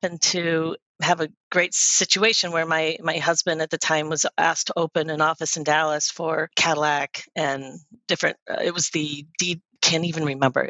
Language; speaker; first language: English; native; English